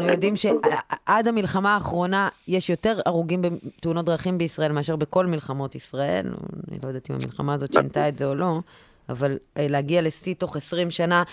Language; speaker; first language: Hebrew; native; Hebrew